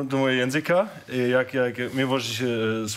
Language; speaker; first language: Polish; non-native, learner; German